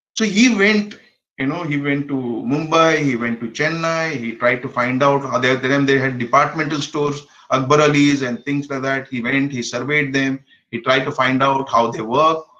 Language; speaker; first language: English; non-native, local second language; Konkani